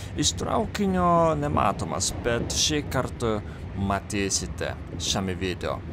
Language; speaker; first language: Lithuanian; non-native, fluent; Japanese